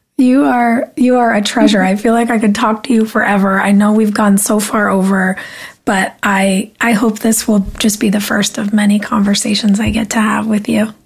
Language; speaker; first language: English; native; English